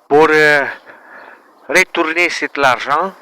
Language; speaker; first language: French; non-native, learner; Romanian